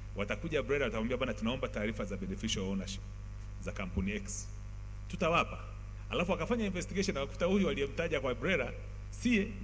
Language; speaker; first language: Swahili; native; Swahili